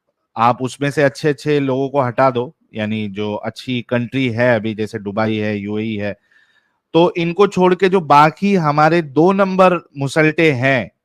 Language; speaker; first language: Hindi; native; Hindi